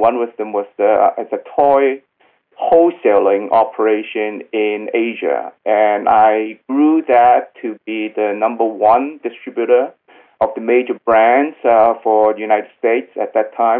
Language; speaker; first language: English; non-native, local second language; Cantonese